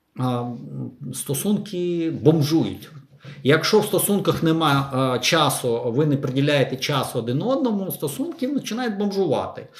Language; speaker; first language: Ukrainian; non-native, local second language; Russian